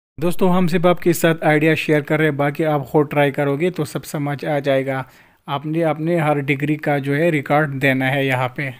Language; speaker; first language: Urdu; non-native, local second language; Pashto